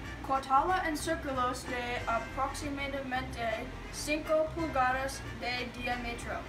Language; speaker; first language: Spanish; non-native, learner; English